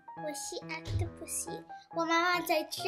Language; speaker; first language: Chinese; early bilingual, heritage; Chinese